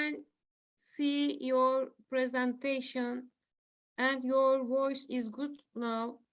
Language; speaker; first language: English; non-native, learner; Turkish